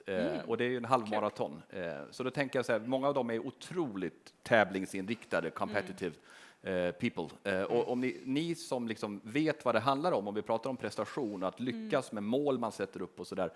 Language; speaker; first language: Swedish; native; Swedish